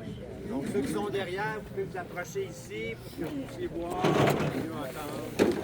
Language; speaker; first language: French; native; French